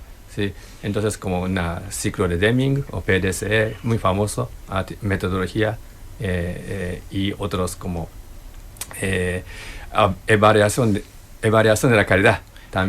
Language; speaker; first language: Spanish; non-native, learner; Japanese